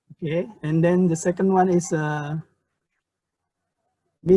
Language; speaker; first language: English; non-native, learner; Indonesian